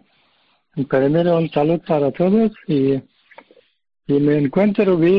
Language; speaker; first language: Spanish; non-native, learner; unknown